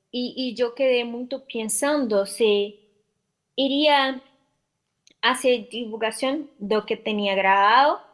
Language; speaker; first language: Spanish; non-native, learner; Portuguese